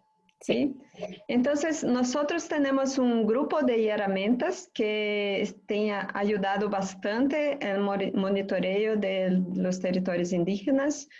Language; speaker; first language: Spanish; non-native, fluent; Portuguese